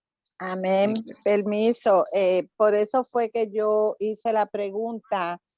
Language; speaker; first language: Spanish; native; Spanish